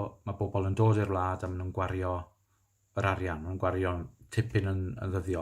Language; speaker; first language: Welsh; native; Welsh